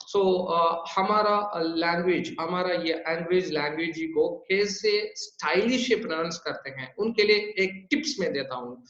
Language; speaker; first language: Hindi; non-native, local second language; Tamil